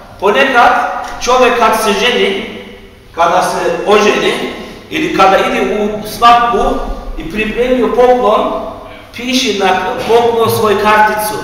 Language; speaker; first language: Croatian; non-native, fluent; Turkish